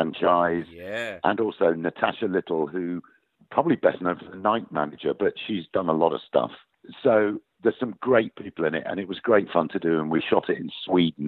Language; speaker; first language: English; native; English